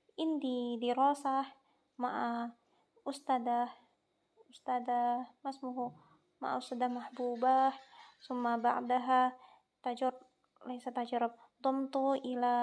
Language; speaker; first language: Arabic; non-native, learner; Indonesian